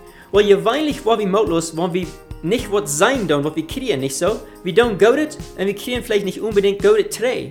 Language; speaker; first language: German; non-native, learner; Afrikaans